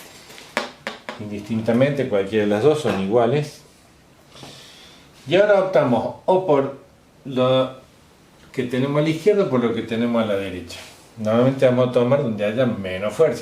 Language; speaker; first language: Spanish; native; Spanish